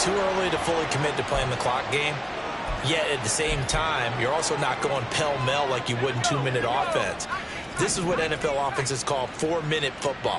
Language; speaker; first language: English; native; English